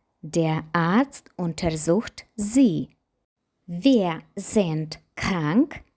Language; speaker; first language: German; non-native, fluent; Ukrainian